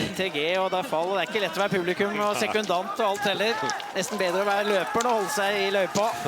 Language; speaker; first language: Norwegian; native; Norwegian